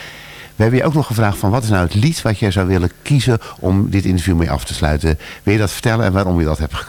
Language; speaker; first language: Dutch; native; Dutch